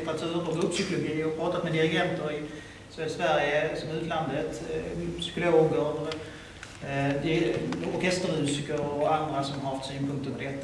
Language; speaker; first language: Swedish; native; Swedish